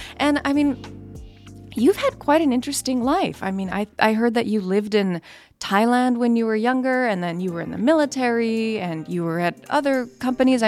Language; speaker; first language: English; early bilingual, other home language; Japanese